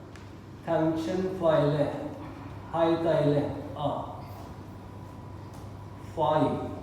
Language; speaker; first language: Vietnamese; non-native, learner; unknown